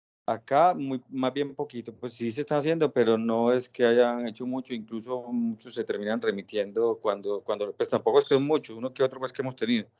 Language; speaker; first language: Spanish; native; Spanish